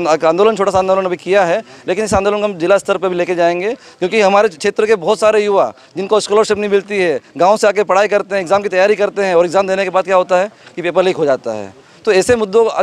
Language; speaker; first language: Hindi; native; Hindi